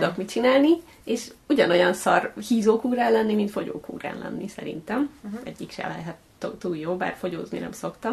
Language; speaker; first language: Hungarian; native; Hungarian